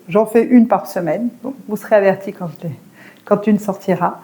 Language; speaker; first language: French; native; French